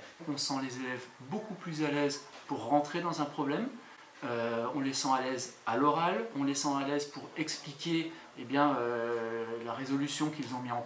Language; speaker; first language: French; native; French